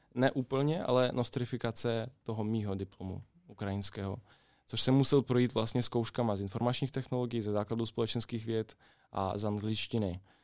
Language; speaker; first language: Czech; non-native, fluent; Ukrainian